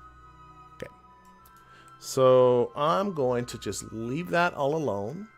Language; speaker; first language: English; native; English